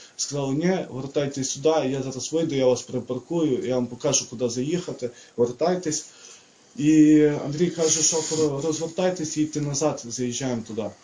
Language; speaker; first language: Ukrainian; native; Ukrainian